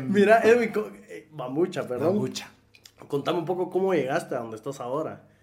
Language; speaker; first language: Spanish; native; Spanish